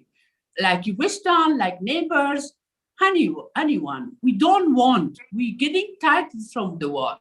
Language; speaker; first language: English; non-native, learner; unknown